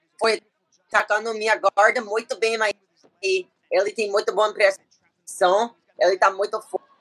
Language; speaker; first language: Portuguese; non-native, learner; English